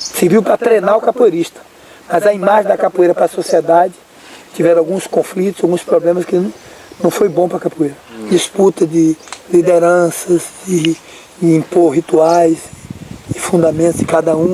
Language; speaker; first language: Portuguese; native; Portuguese